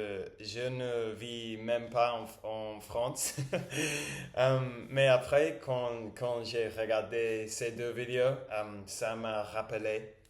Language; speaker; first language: French; non-native, learner; English